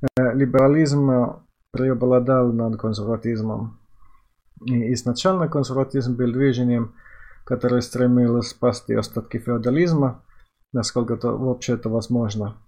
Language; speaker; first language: Russian; non-native, fluent; Finnish